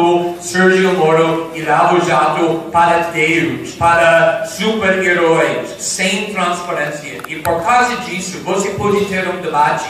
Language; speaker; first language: Portuguese; non-native, fluent; English